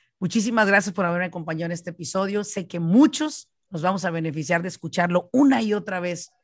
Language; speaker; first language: Spanish; native; Spanish